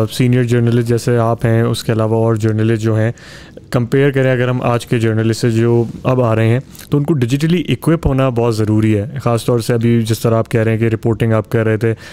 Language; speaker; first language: Urdu; native; Urdu